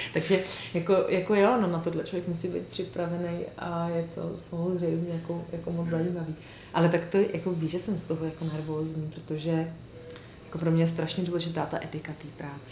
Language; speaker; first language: Czech; native; Czech